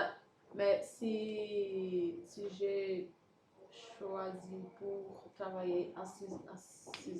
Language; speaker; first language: French; non-native, learner; Portuguese